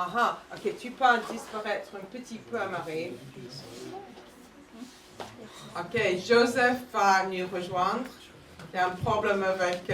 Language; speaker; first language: French; non-native, fluent; English